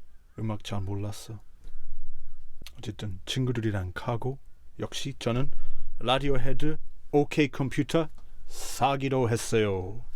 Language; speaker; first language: Korean; non-native, fluent; English